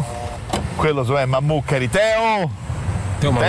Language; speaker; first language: Italian; native; Italian